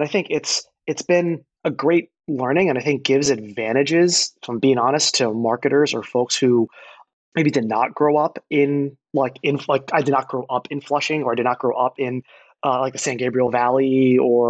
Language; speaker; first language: English; native; English